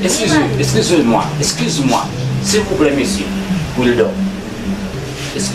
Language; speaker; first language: French; non-native, learner; Haitian Creole